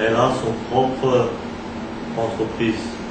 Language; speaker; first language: French; early bilingual, other home language; Turkish